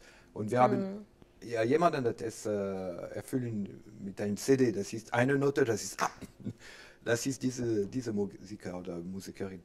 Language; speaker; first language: German; non-native, learner; French